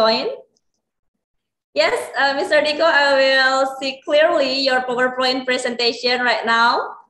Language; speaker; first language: English; non-native, learner; Indonesian